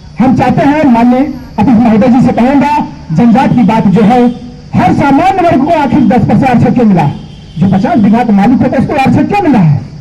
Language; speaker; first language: Hindi; native; Hindi